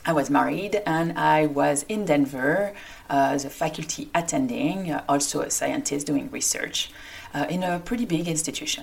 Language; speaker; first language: English; non-native, fluent; French